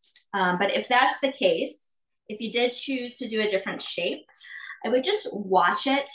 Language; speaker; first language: English; native; English